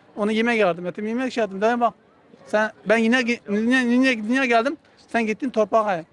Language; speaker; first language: Turkish; non-native, local second language; Kurdish